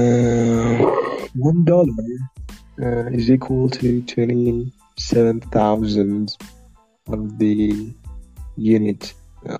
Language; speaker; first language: English; non-native, learner; Persian